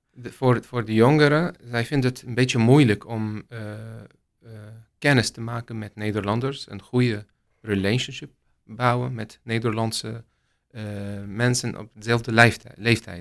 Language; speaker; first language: Dutch; non-native, learner; Arabic